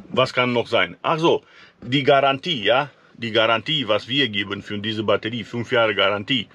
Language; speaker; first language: German; non-native, fluent; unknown